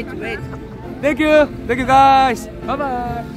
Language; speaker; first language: English; non-native, learner; Korean